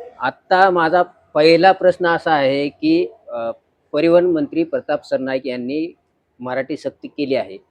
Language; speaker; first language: Marathi; native; Marathi